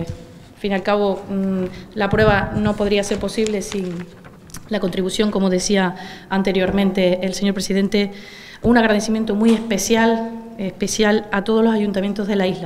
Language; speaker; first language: Spanish; native; Spanish